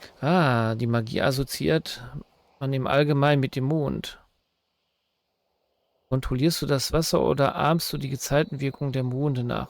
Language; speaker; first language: German; native; German